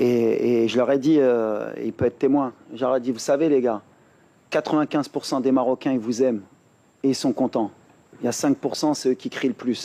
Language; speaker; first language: French; native; French